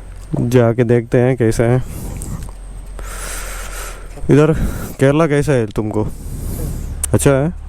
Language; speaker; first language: Hindi; non-native, local second language; Malayalam